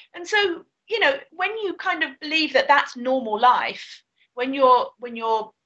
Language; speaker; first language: English; native; English